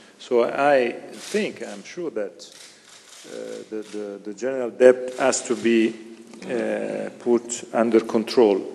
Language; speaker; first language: English; non-native, fluent; Italian